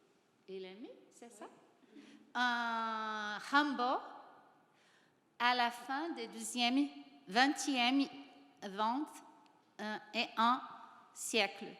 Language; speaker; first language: French; non-native, learner; Portuguese